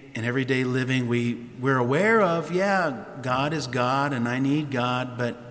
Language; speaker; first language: English; native; English